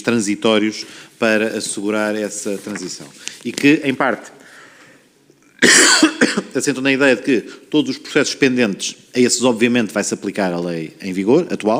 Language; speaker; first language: Portuguese; native; Portuguese